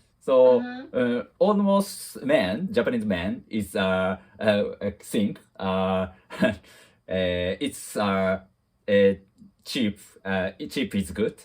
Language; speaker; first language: English; non-native, learner; Japanese